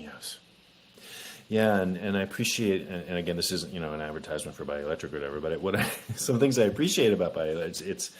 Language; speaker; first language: English; native; English